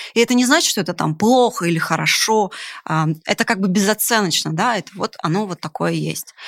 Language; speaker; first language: Russian; native; Russian